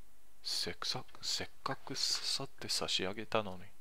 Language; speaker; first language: Japanese; non-native, learner; English